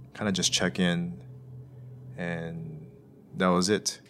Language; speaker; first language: English; native; English